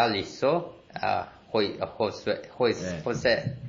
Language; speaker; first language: Spanish; non-native, learner; Korean